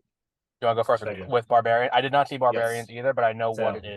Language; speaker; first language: English; native; English